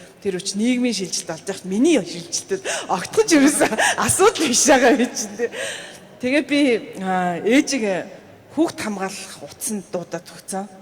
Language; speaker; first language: Mongolian; early bilingual, heritage; Mongolian